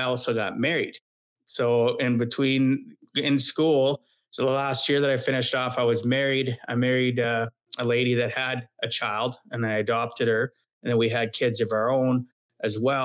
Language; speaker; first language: English; native; English